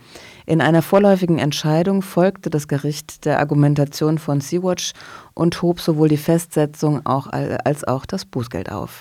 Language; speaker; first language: German; native; German